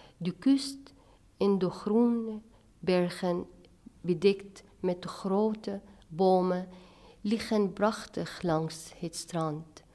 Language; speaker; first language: Dutch; non-native, fluent; Arabic